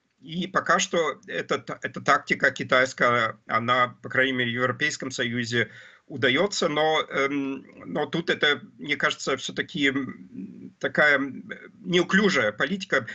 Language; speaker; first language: Russian; non-native, fluent; German